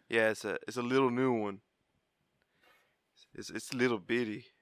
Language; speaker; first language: English; early bilingual, other home language; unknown